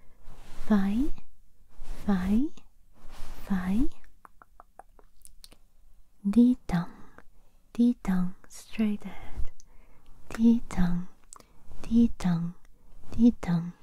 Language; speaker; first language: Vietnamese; non-native, learner; English